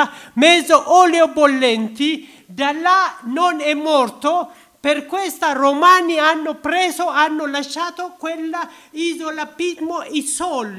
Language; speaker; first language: Italian; non-native, learner; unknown